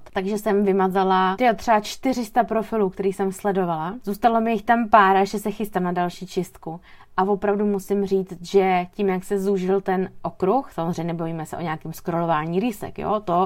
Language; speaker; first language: Czech; native; Czech